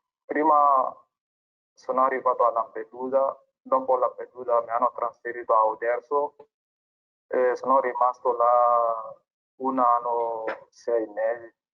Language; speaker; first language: Italian; non-native, learner; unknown